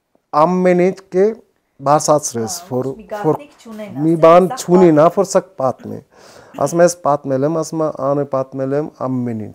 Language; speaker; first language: Armenian; non-native, learner; Hindi